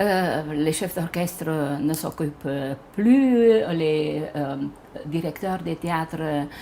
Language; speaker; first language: French; non-native, fluent; Romanian